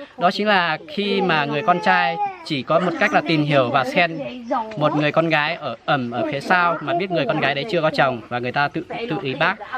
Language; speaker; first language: Vietnamese; non-native, local second language; Hmong